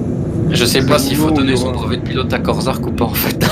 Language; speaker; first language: French; native; French